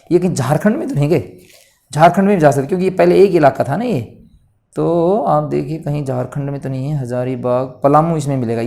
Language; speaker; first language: Hindi; native; Hindi